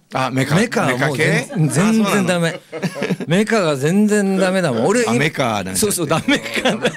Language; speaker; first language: Japanese; native; Japanese